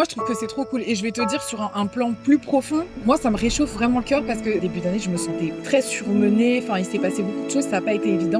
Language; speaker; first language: French; native; French